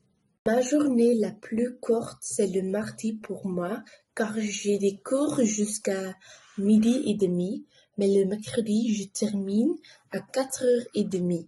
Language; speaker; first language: French; non-native, learner; Dutch